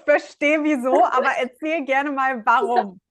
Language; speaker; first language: German; native; German